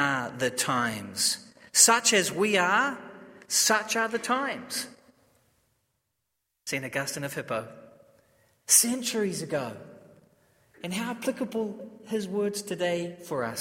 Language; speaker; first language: English; native; English